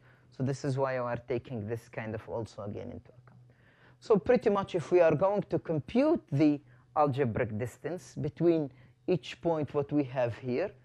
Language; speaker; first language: English; non-native, fluent; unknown